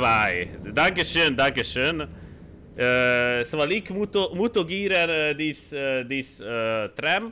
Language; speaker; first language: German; non-native, learner; Hungarian